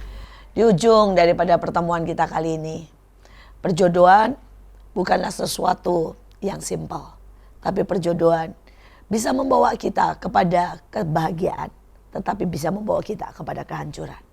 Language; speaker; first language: Indonesian; native; Indonesian